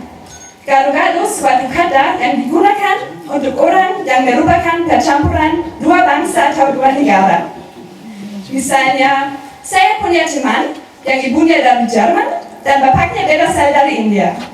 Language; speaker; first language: Indonesian; non-native, learner; German